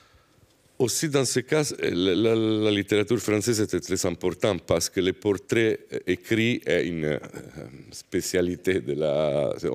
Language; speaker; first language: French; non-native, fluent; Italian